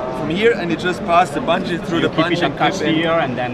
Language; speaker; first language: English; non-native, fluent; German